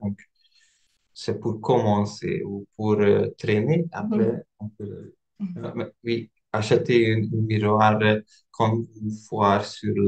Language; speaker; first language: French; non-native, fluent; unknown